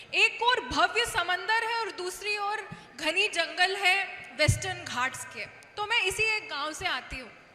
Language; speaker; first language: Hindi; non-native, local second language; Kannada